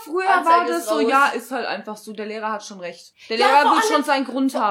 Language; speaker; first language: German; early bilingual, other home language; Russian